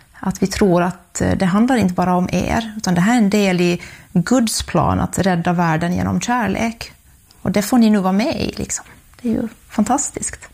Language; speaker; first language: Swedish; native; Swedish